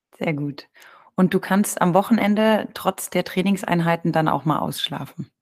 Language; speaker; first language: German; native; German